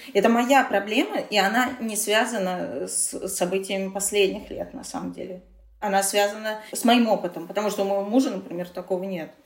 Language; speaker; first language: Russian; non-native, local second language; Tatar